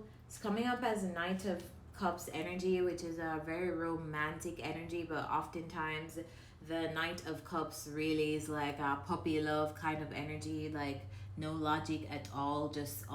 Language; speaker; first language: English; native; English